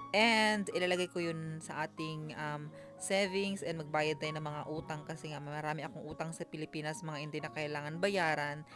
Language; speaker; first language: Filipino; non-native, local second language; Cebuano